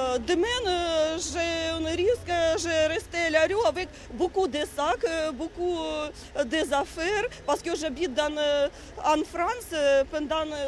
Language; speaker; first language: French; non-native, learner; Russian